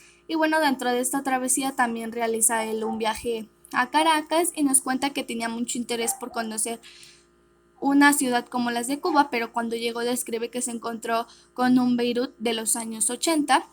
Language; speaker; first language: Spanish; native; Spanish